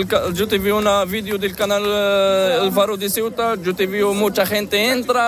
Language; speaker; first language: Spanish; non-native, learner; Arabic